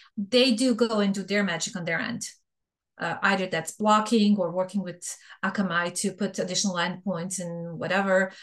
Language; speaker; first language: English; non-native, fluent; Bosnian